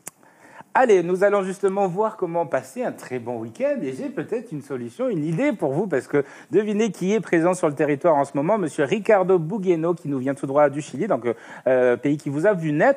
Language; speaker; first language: French; native; French